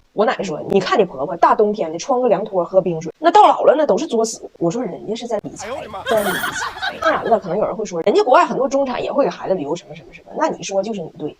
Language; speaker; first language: Chinese; native; Chinese